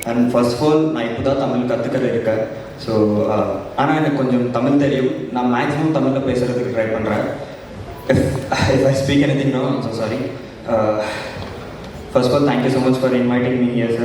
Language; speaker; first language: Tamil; non-native, learner; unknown